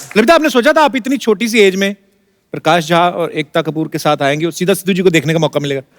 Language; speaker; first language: Hindi; non-native, local second language; Punjabi